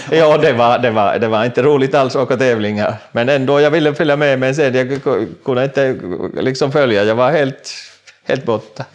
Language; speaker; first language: Swedish; non-native, local second language; Finnish